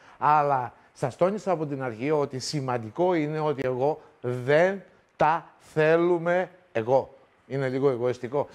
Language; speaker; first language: Greek; native; Greek